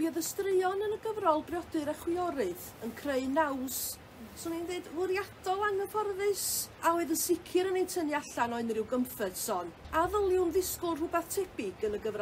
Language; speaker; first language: Welsh; native; Welsh